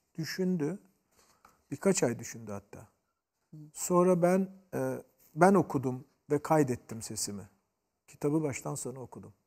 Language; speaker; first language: Turkish; native; Turkish